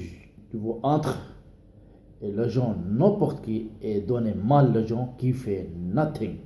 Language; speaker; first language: French; non-native, learner; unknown